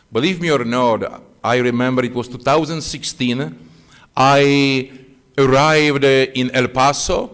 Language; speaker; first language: English; non-native, fluent; Polish